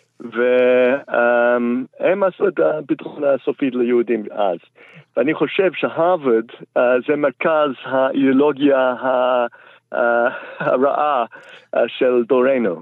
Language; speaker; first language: Hebrew; non-native, fluent; English